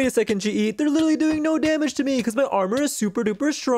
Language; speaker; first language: English; native; English